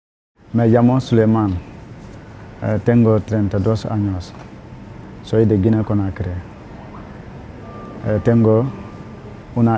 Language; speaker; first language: Spanish; non-native, learner; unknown